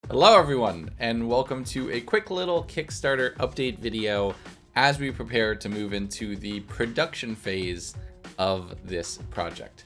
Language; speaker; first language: English; native; English